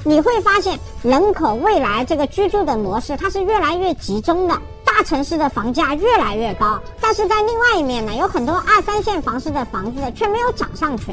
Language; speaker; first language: Chinese; native; Chinese